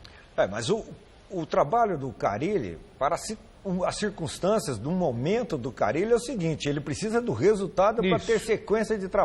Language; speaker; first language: Portuguese; native; Portuguese